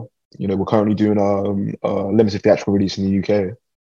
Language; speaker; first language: English; native; English